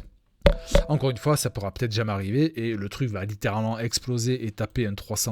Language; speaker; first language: French; native; French